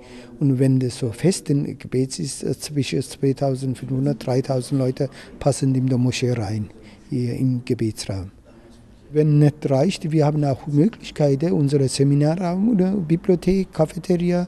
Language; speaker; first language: German; non-native, learner; Turkish